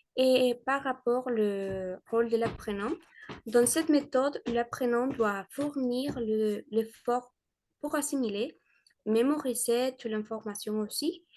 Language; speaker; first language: French; non-native, learner; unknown